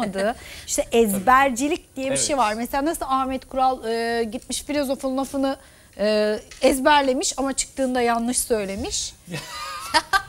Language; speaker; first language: Turkish; native; Turkish